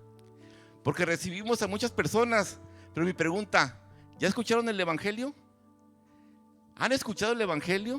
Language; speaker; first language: Spanish; native; Spanish